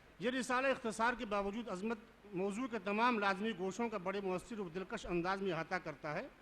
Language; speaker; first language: Urdu; native; Urdu